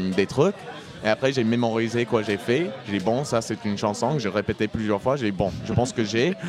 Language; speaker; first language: French; non-native, fluent; English